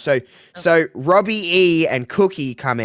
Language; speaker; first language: English; native; English